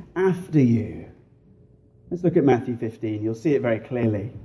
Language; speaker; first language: English; native; English